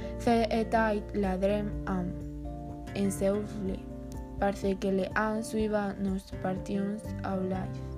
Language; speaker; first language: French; non-native, learner; Spanish